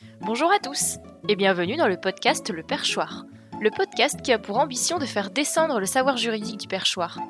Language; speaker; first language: French; native; French